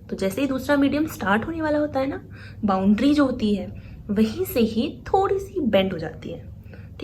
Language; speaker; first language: Hindi; native; Hindi